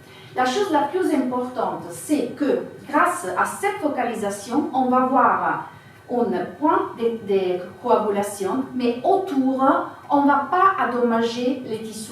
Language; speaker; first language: French; non-native, fluent; Italian